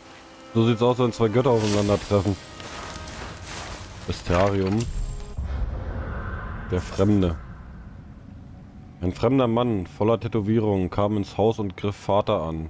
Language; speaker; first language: German; native; German